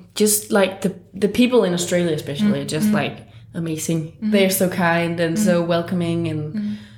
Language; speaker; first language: English; non-native, fluent; Danish